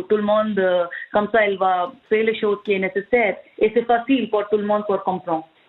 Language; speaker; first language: French; non-native, learner; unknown